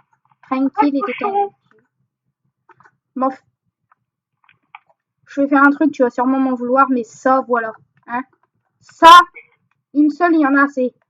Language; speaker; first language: French; native; French